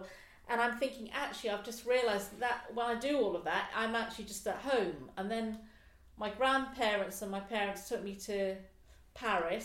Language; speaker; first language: English; native; English